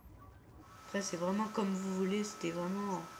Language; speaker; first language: French; native; French